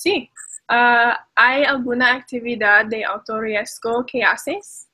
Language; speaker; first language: Spanish; non-native, learner; English